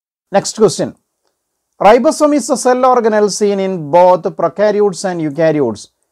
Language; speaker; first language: English; non-native, local second language; Malayalam